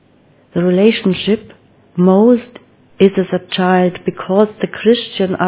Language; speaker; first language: English; non-native, learner; German